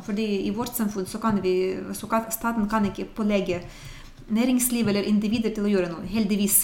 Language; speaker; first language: Norwegian; non-native, fluent; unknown